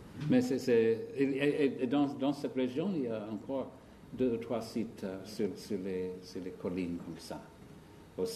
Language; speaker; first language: French; non-native, learner; English